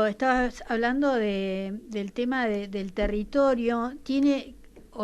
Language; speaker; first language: Spanish; native; Spanish